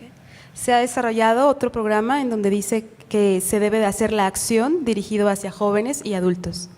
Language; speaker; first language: Spanish; native; Spanish